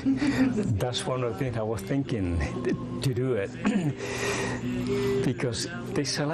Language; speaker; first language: English; non-native, fluent; Spanish